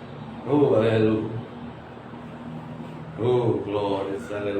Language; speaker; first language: Portuguese; native; Portuguese